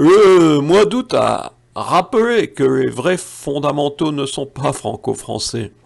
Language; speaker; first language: French; native; French